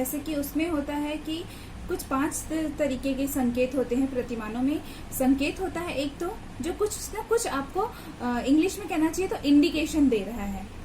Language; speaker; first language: Hindi; native; Hindi